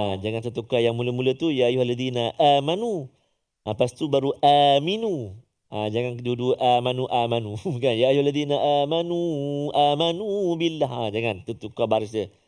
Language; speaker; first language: Malay; native; Malay